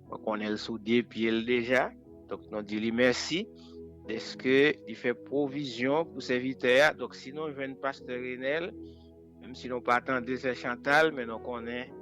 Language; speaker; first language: French; non-native, local second language; Haitian Creole